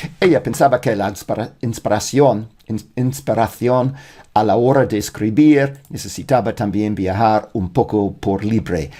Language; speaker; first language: Spanish; non-native, learner; English